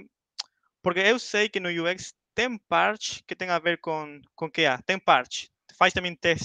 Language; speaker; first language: Portuguese; non-native, fluent; Spanish